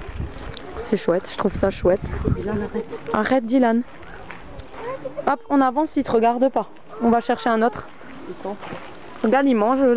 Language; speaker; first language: French; native; French